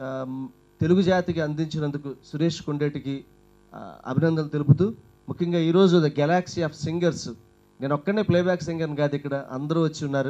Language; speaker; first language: Telugu; native; Telugu